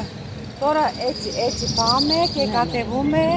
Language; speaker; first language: Greek; non-native, learner; Armenian